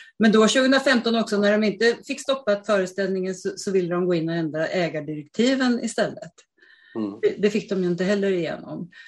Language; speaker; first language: Swedish; native; Swedish